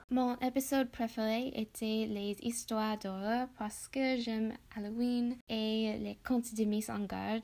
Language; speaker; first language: French; non-native, learner; English